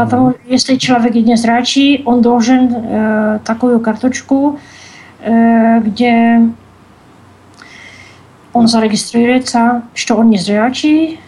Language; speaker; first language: Russian; non-native, learner; Czech